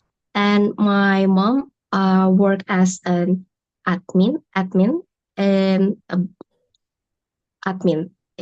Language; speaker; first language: English; non-native, learner; Indonesian